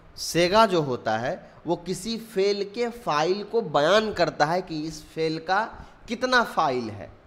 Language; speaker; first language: Urdu; native; Urdu